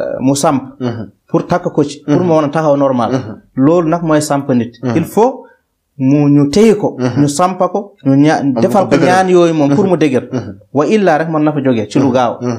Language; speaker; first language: Wolof; non-native, local second language; Fula